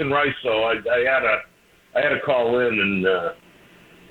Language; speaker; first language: English; native; English